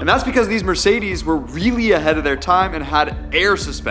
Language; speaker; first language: English; native; English